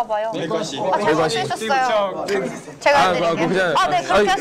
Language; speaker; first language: Korean; native; Korean